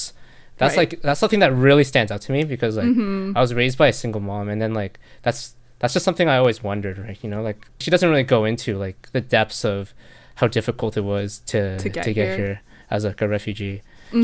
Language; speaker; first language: English; native; English